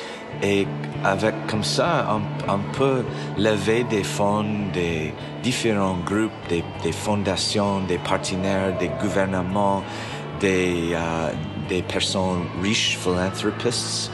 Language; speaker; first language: French; non-native, learner; English